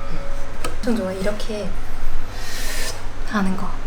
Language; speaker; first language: Korean; non-native, fluent; German